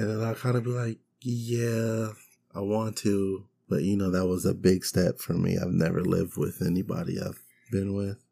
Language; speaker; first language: English; native; English